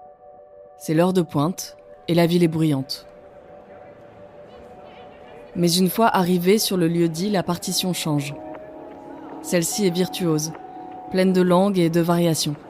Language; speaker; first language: French; native; French